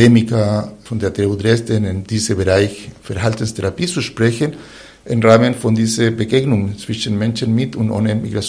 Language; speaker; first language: German; non-native, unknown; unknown